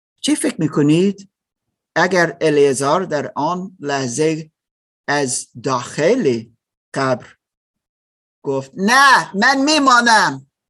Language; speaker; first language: Persian; non-native, learner; German